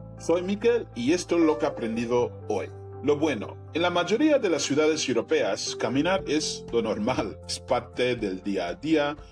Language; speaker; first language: Spanish; non-native, fluent; English